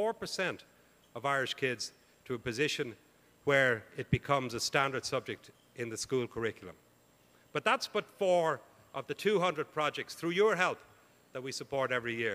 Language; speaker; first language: English; native; English